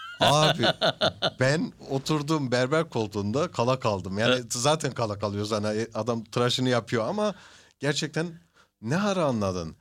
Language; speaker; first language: Turkish; early bilingual, heritage; Turkish